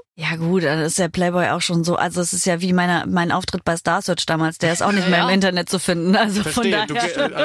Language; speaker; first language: German; native; German